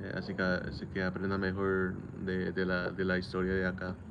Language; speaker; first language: Spanish; non-native, fluent; English